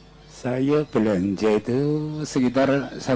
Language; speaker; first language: Indonesian; native; Indonesian